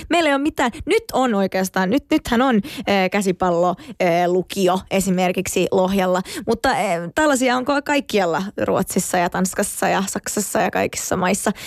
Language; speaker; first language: Finnish; non-native, local second language; Swedish